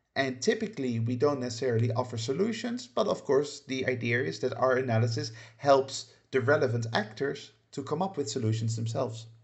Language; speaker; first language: English; non-native, fluent; Dutch